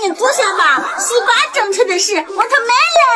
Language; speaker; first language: Chinese; native; Chinese